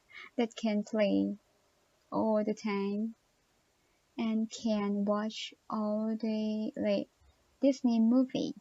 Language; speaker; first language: English; non-native, learner; Thai